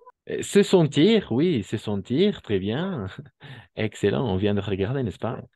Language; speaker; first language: French; non-native, fluent; Spanish